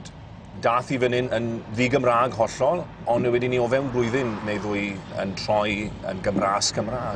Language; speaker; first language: Welsh; native; Welsh